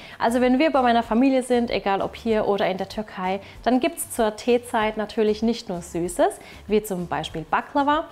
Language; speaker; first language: German; early bilingual, other home language; Turkish